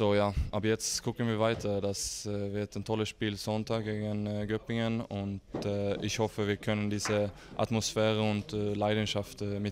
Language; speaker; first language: German; non-native, fluent; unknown